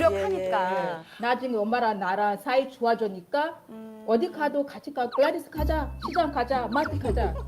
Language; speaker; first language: Korean; non-native, learner; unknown